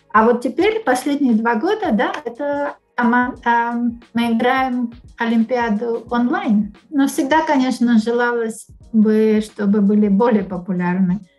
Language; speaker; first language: Russian; non-native, local second language; Georgian